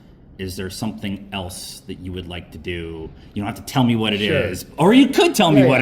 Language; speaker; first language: English; native; English